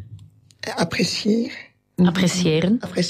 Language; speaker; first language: Dutch; non-native, local second language; French